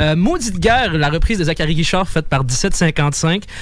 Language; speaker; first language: French; native; French